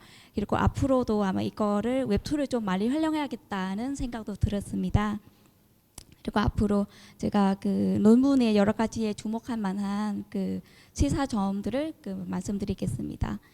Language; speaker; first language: Korean; non-native, fluent; Vietnamese